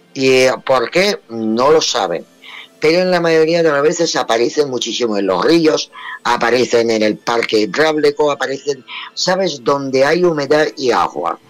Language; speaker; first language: Spanish; non-native, fluent; Russian